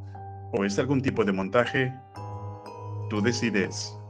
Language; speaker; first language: Spanish; native; Spanish